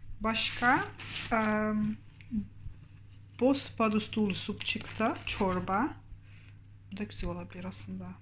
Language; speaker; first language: Turkish; early bilingual, heritage; Turkish